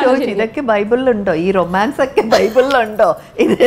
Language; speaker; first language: Malayalam; non-native, fluent; Tamil